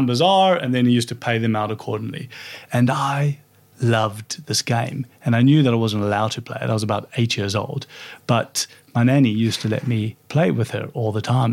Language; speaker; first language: English; native; English